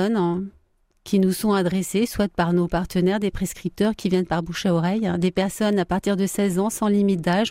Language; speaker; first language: French; native; French